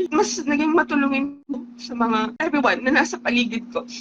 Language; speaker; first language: Filipino; native; Filipino